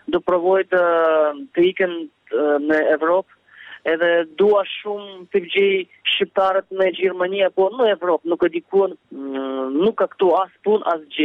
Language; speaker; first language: Albanian; early bilingual, heritage; Albanian